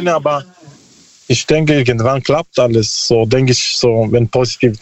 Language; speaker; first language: German; non-native, learner; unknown